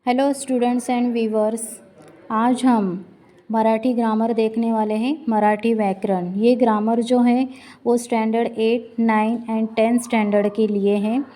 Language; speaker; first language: Hindi; non-native, local second language; Marathi